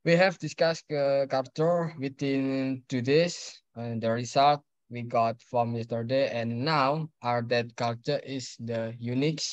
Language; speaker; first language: English; non-native, learner; Indonesian